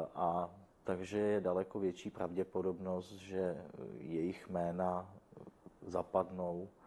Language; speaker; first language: Czech; native; Czech